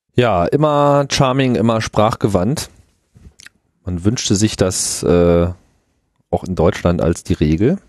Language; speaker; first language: German; native; German